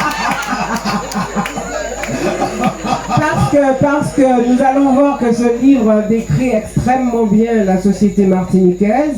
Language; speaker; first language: French; native; French